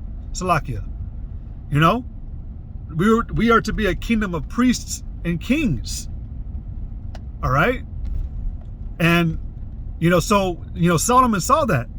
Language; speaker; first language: English; native; English